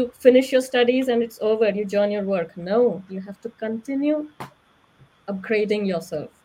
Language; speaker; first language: English; non-native, local second language; Hindi